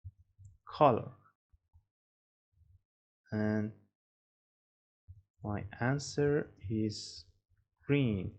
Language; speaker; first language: English; non-native, fluent; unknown